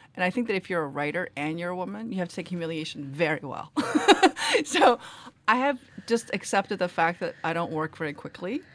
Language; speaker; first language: English; early bilingual, other home language; Korean